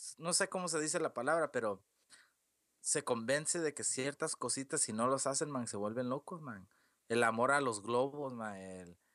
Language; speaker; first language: Spanish; early bilingual, heritage; Spanish